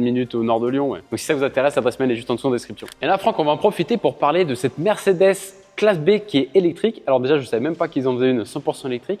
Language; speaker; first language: French; native; French